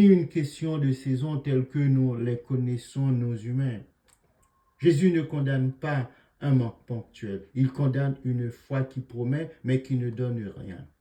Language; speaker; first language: French; native; French